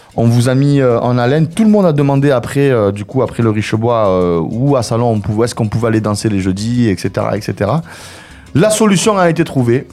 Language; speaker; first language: French; native; French